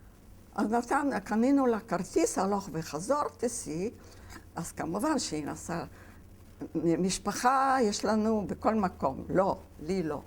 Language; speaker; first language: Hebrew; non-native, fluent; Yiddish